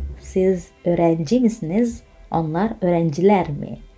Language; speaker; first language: Turkish; non-native, fluent; Indonesian